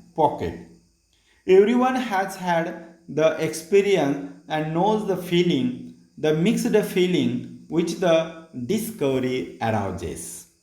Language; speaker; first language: English; non-native, local second language; Marathi